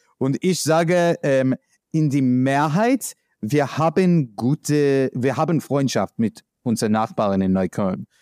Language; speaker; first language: German; non-native, learner; English